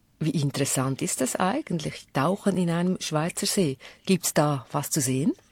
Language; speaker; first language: German; native; German